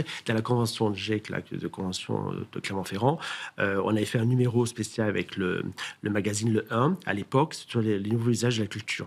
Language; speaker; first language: French; native; French